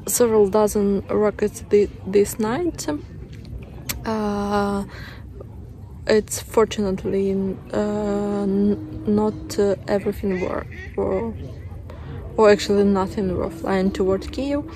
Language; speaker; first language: English; non-native, fluent; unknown